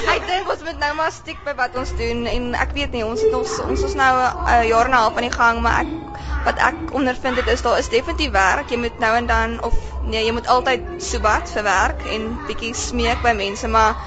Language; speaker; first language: Afrikaans; native; Afrikaans